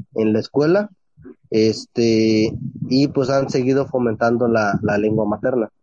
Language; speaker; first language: Spanish; non-native, local second language; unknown